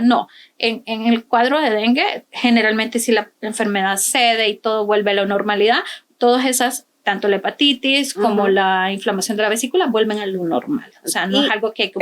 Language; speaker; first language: Spanish; native; Spanish